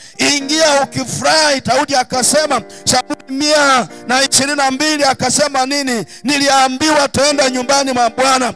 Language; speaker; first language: Swahili; non-native, local second language; Luyia